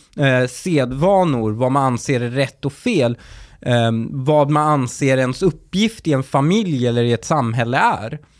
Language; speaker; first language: Swedish; early bilingual, other home language; Persian